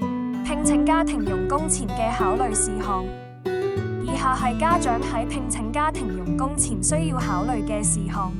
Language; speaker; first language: Cantonese; native; Cantonese